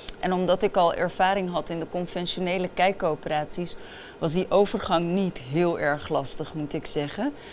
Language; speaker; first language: Dutch; early bilingual, other home language; Arabic